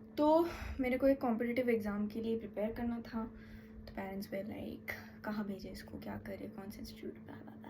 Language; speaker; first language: Hindi; non-native, local second language; Bangla